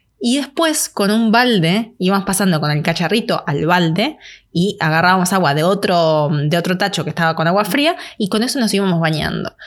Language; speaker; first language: Spanish; native; Spanish